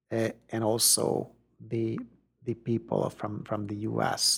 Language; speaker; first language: English; non-native, fluent; Hungarian